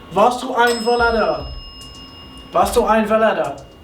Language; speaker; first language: German; non-native, learner; English